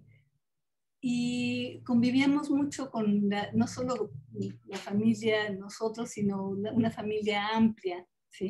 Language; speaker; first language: Spanish; native; Spanish